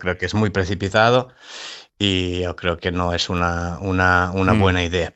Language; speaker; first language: Spanish; non-native, fluent; Serbian